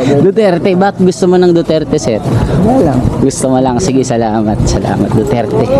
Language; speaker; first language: Filipino; native; Filipino